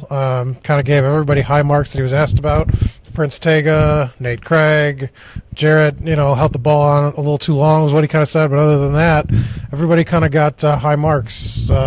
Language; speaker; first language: English; native; English